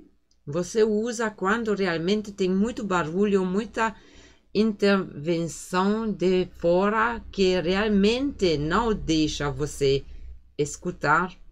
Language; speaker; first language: Portuguese; non-native, fluent; German